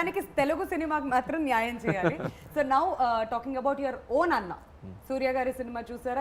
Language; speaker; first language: Telugu; native; Telugu